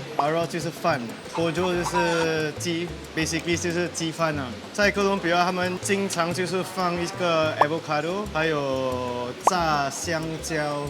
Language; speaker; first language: Chinese; native; Chinese